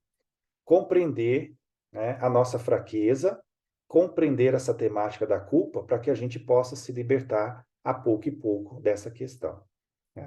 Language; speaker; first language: Portuguese; native; Portuguese